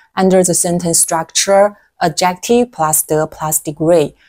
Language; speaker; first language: English; non-native, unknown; Chinese